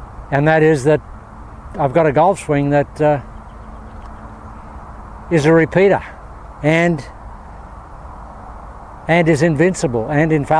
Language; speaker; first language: English; native; English